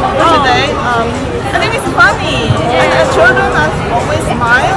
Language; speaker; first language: English; non-native, learner; Chinese